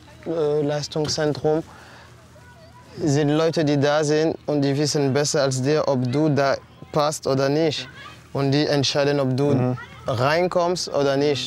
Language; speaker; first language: German; non-native, fluent; French